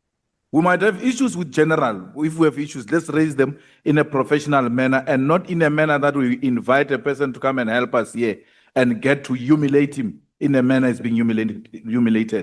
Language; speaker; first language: English; non-native, local second language; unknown